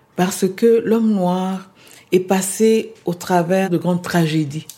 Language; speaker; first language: French; non-native, local second language; Lingala